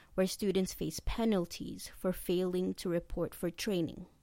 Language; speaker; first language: English; non-native, local second language; Malay